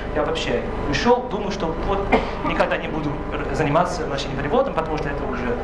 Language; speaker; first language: Russian; non-native, fluent; English